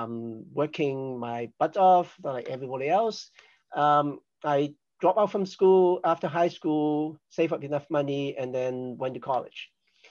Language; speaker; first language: English; non-native, local second language; Cantonese